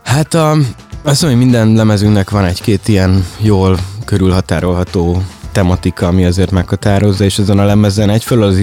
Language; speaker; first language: Hungarian; native; Hungarian